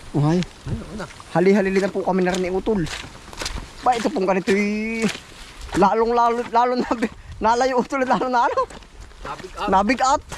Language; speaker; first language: Filipino; native; Filipino